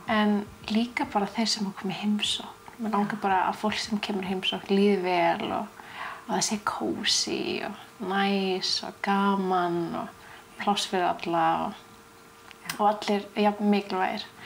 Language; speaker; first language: Icelandic; non-native, fluent; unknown